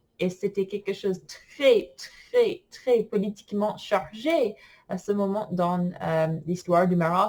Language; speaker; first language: French; non-native, fluent; English